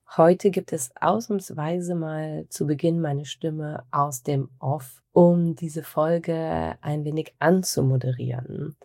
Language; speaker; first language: German; native; German